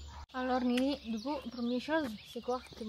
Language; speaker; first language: French; native; French